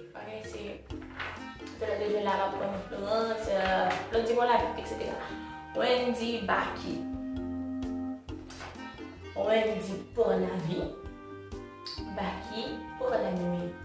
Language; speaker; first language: French; non-native, local second language; Haitian Creole